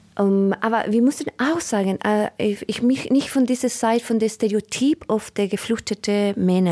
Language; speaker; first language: German; non-native, learner; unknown